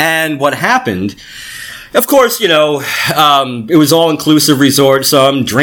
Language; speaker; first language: English; native; English